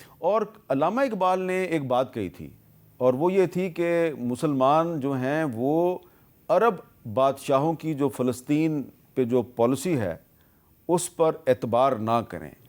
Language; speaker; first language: Urdu; native; Urdu